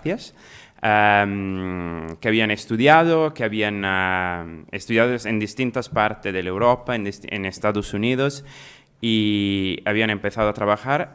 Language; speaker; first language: Spanish; non-native, fluent; Italian